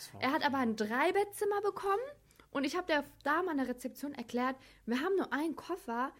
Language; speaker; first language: German; native; German